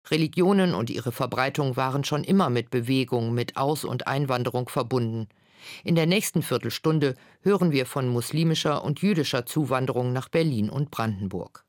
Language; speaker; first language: German; native; German